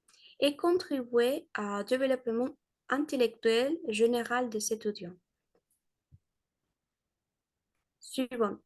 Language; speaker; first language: French; non-native, learner; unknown